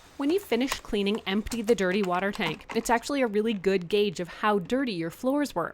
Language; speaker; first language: English; native; English